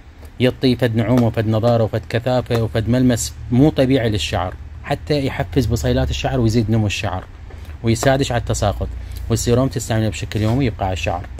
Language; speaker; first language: Arabic; native; Arabic